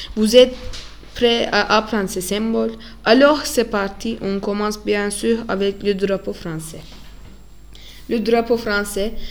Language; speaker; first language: French; non-native, learner; Turkish